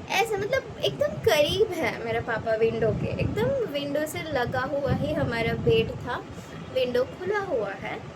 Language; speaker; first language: Hindi; non-native, local second language; Bangla